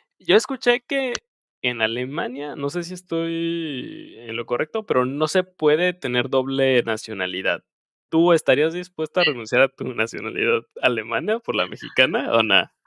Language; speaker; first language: Spanish; native; Spanish